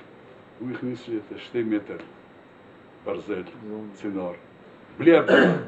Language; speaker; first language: Hebrew; non-native, fluent; Russian